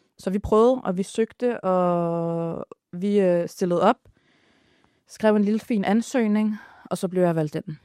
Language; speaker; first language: Danish; early bilingual, other home language; Arabic